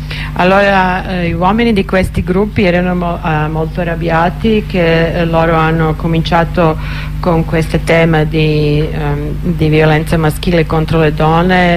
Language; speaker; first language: Italian; non-native, fluent; Serbian